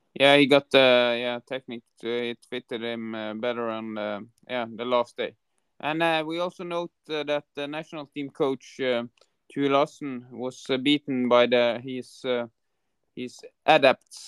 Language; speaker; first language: English; non-native, fluent; Norwegian